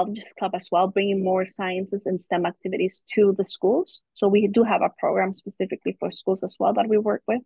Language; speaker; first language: English; non-native, fluent; German